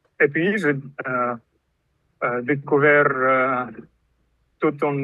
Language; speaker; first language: French; non-native, fluent; Russian